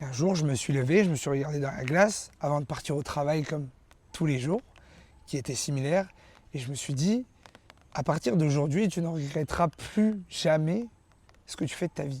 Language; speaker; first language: French; native; French